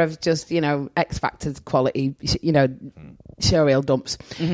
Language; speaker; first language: English; native; English